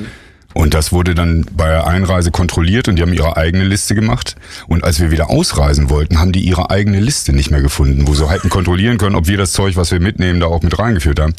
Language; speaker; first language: German; native; German